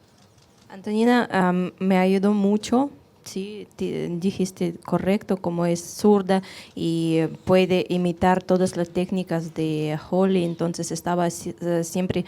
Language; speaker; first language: Spanish; non-native, fluent; Russian